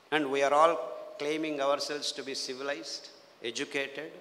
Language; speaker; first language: English; non-native, local second language; Telugu